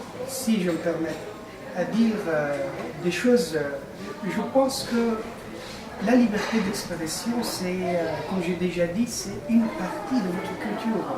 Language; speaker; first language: French; non-native, fluent; Persian